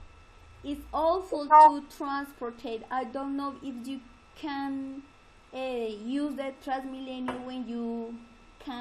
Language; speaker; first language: English; non-native, learner; Spanish